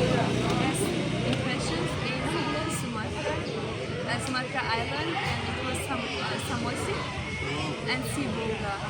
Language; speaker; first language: English; non-native, fluent; Tajik